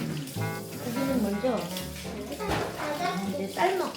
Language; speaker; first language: Korean; native; Korean